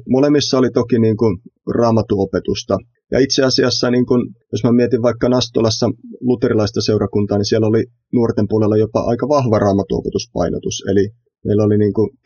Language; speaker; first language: Finnish; native; Finnish